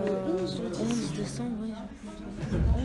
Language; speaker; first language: French; non-native, learner; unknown